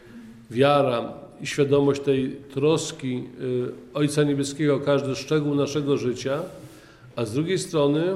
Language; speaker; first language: Polish; native; Polish